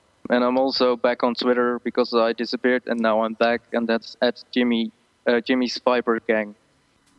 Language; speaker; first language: English; non-native, fluent; Dutch